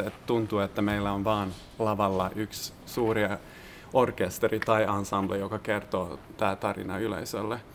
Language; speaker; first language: Finnish; non-native, fluent; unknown